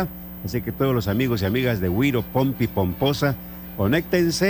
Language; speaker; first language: Spanish; native; Spanish